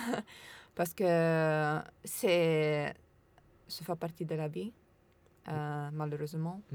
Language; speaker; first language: French; non-native, learner; Italian